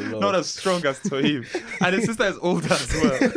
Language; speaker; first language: English; native; English